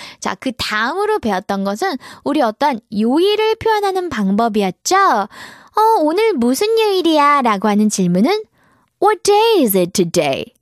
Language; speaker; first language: Korean; native; Korean